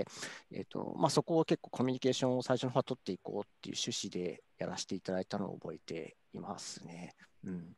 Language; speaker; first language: Japanese; native; Japanese